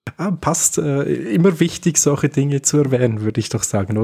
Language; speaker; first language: German; native; German